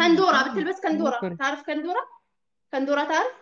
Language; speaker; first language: Arabic; non-native, learner; Amharic